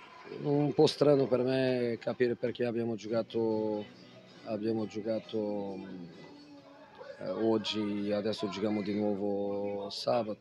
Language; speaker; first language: Italian; non-native, fluent; Portuguese